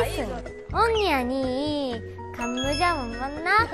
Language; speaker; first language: Korean; non-native, learner; Japanese